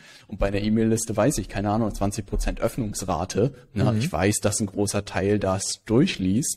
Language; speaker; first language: German; native; German